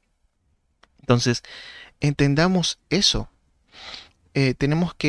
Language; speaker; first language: Spanish; native; Spanish